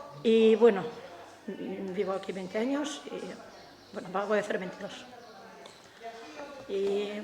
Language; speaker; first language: Spanish; non-native, fluent; Ukrainian